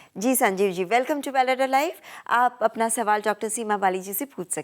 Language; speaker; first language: Hindi; native; Hindi